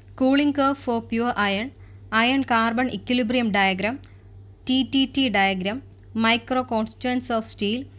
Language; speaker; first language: English; non-native, local second language; Malayalam